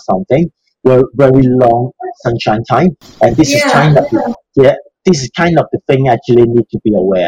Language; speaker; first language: English; non-native, local second language; Cantonese